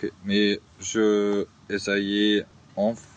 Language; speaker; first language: French; non-native, learner; German